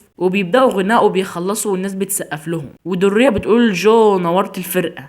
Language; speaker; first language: Arabic; native; Arabic